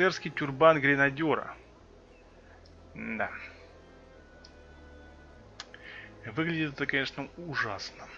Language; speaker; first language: Russian; native; Russian